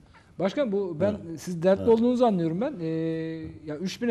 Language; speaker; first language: Turkish; native; Turkish